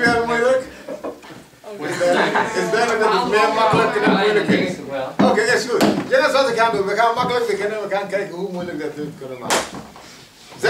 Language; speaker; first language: Dutch; non-native, fluent; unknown